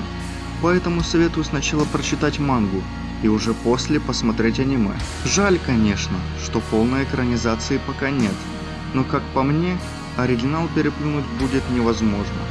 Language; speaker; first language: Russian; native; Russian